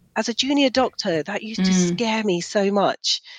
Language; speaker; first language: English; early bilingual, other home language; Punjabi